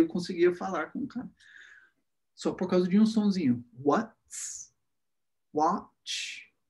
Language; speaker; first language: Portuguese; non-native, fluent; English